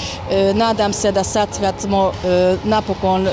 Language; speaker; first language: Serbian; non-native, fluent; Hungarian